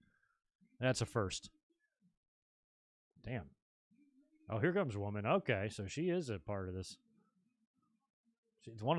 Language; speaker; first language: English; native; English